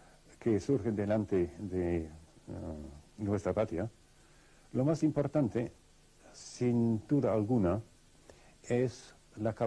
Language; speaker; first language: Spanish; non-native, fluent; Russian